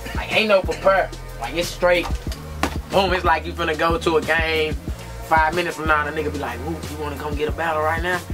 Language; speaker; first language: English; native; English